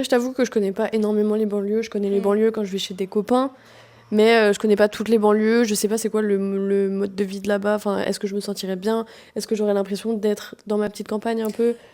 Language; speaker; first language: French; native; French